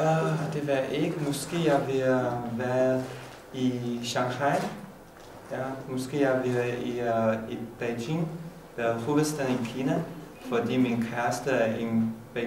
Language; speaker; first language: Danish; non-native, learner; Chinese